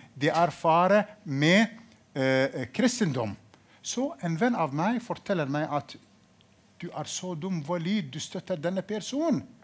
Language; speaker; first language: Norwegian; non-native, fluent; Arabic